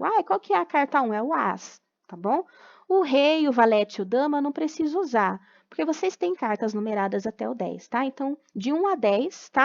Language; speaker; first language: Portuguese; native; Portuguese